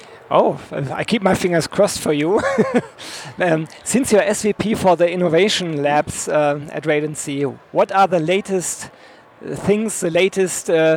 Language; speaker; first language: English; non-native, fluent; German